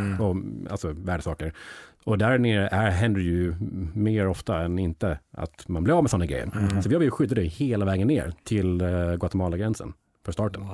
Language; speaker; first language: Swedish; early bilingual, heritage; English